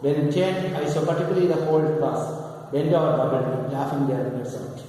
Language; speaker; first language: English; non-native, local second language; Malayalam